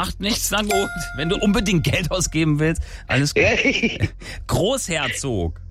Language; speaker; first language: German; native; German